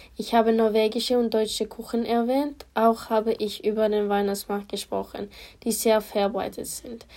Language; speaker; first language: German; non-native, learner; Polish